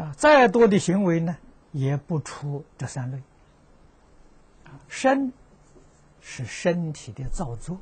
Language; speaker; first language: Chinese; native; Chinese